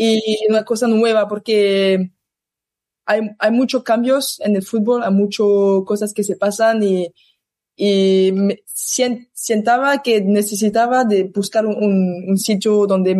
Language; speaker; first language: Spanish; non-native, learner; French